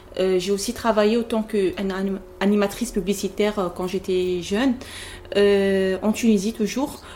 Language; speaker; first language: French; non-native, local second language; Arabic